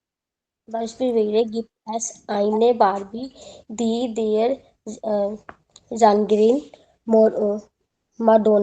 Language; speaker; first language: German; non-native, learner; Hindi